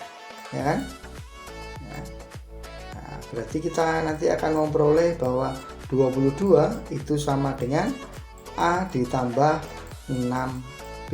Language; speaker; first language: Indonesian; native; Indonesian